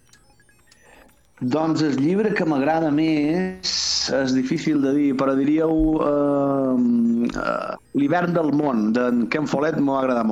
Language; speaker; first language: Catalan; native; Catalan